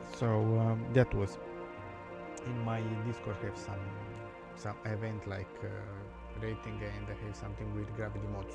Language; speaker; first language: English; non-native, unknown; Italian